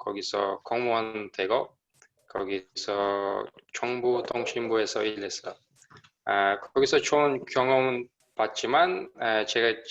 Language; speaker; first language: Korean; non-native, learner; Uzbek